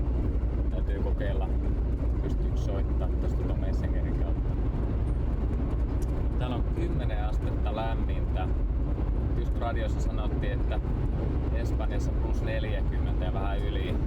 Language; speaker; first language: Finnish; native; Finnish